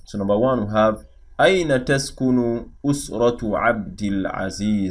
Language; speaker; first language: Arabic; non-native, fluent; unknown